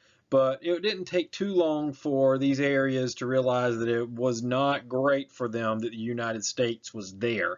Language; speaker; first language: English; native; English